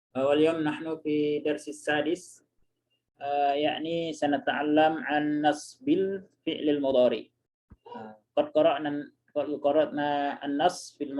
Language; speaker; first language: Arabic; non-native, fluent; Indonesian